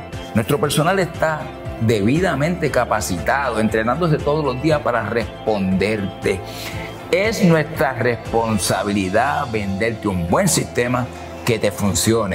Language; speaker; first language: Spanish; native; Spanish